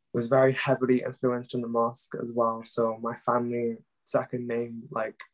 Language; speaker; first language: English; non-native, local second language; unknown